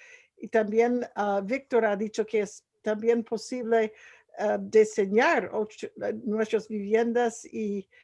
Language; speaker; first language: Spanish; non-native, fluent; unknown